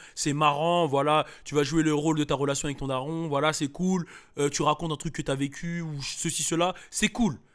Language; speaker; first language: French; early bilingual, other home language; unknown